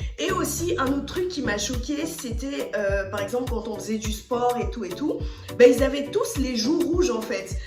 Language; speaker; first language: French; early bilingual, other home language; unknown